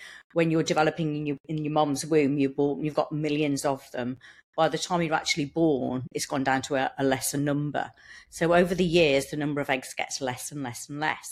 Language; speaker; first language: English; native; English